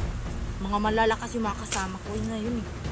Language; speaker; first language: Filipino; native; Filipino